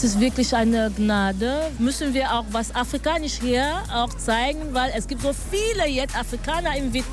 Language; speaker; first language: German; non-native, learner; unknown